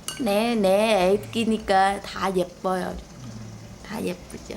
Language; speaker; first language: Korean; non-native, fluent; Vietnamese